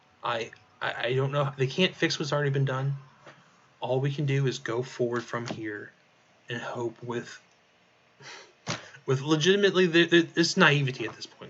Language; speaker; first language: English; native; English